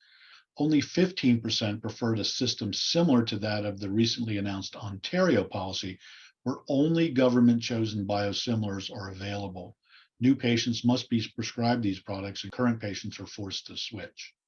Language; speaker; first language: English; native; English